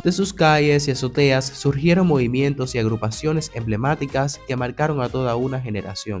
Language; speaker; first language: Spanish; native; Spanish